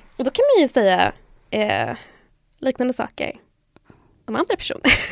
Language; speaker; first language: Swedish; early bilingual, other home language; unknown